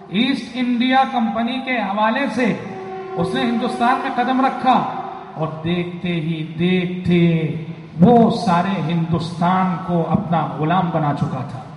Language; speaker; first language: Urdu; native; Urdu